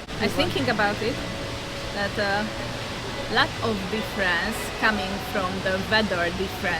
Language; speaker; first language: English; non-native, learner; Hungarian